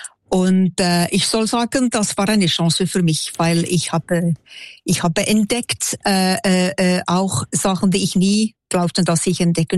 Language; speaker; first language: German; non-native, local second language; French